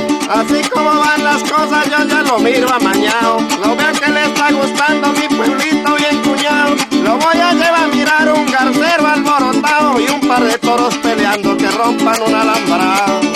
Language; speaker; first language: Spanish; native; Spanish